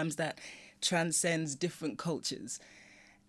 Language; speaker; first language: English; native; English